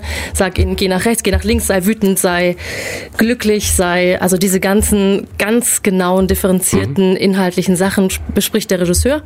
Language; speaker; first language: German; native; German